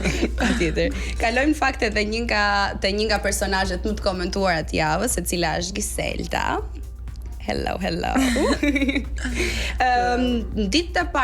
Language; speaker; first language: Albanian; native; Albanian